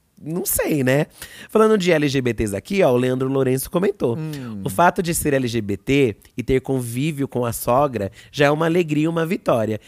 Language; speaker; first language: Portuguese; native; Portuguese